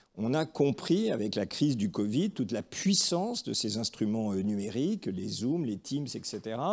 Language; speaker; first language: French; native; French